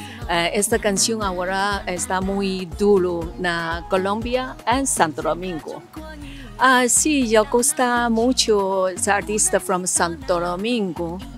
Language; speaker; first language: Spanish; non-native, learner; Chinese